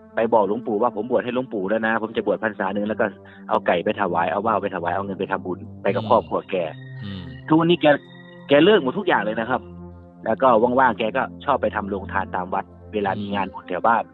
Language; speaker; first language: Thai; native; Thai